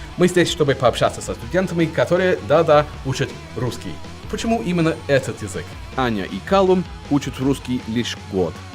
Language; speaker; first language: Russian; non-native, fluent; English